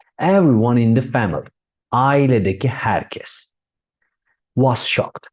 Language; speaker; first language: English; non-native, fluent; Turkish